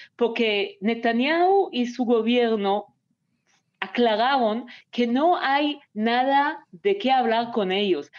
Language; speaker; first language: Spanish; non-native, fluent; Hebrew